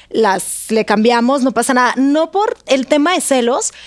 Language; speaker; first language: Spanish; non-native, fluent; Russian